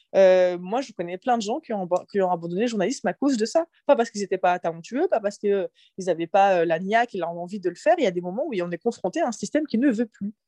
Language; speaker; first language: French; early bilingual, other home language; Arabic